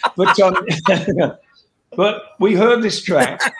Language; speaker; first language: English; native; English